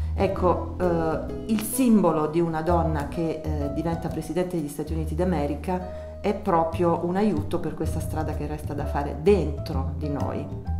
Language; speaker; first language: Italian; native; Italian